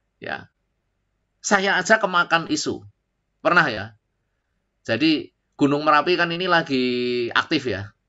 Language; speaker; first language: Indonesian; native; Indonesian